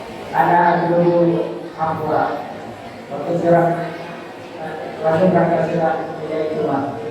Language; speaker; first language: Arabic; non-native, learner; Indonesian